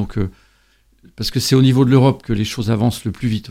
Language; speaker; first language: French; native; French